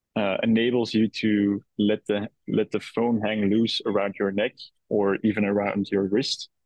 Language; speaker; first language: English; non-native, fluent; Dutch